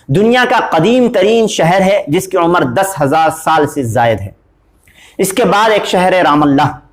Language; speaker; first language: Urdu; native; Urdu